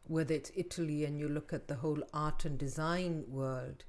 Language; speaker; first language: English; non-native, local second language; Urdu